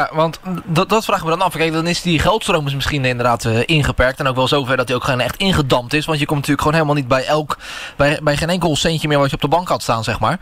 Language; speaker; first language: Dutch; native; Dutch